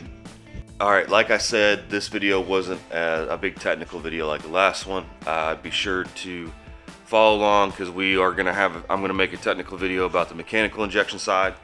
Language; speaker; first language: English; native; English